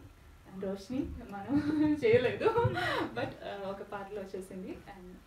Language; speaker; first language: Telugu; non-native, learner; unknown